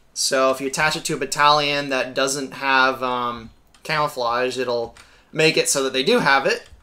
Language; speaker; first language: English; native; English